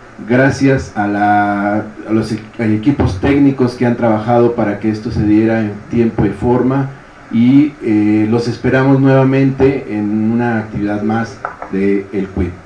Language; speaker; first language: Spanish; native; Spanish